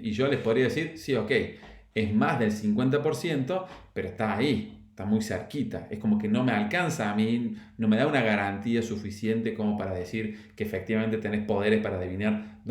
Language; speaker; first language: Spanish; native; Spanish